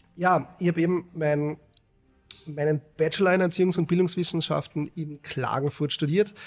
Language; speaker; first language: German; native; German